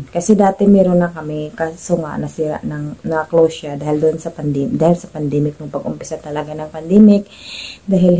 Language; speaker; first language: Filipino; native; Filipino